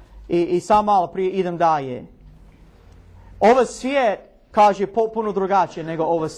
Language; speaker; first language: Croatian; non-native, learner; English